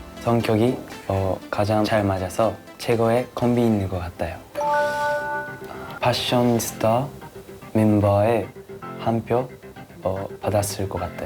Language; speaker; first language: Korean; non-native, learner; Japanese